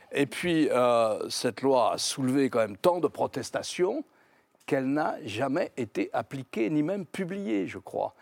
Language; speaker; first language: French; native; French